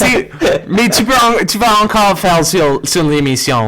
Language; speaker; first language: French; non-native, learner; English